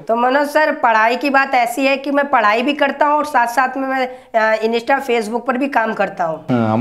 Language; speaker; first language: Hindi; native; Hindi